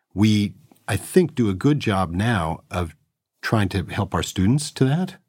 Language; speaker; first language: English; native; English